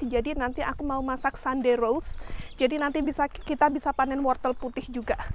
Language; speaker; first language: Indonesian; native; Indonesian